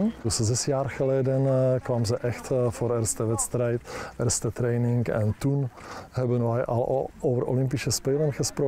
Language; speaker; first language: Dutch; non-native, learner; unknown